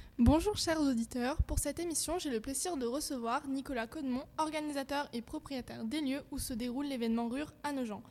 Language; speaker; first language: French; native; French